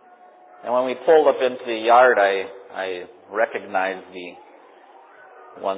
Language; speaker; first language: English; native; English